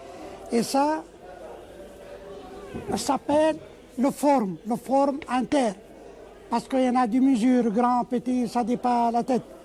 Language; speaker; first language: French; non-native, learner; Arabic